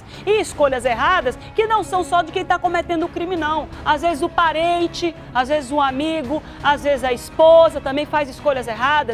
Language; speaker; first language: Portuguese; native; Portuguese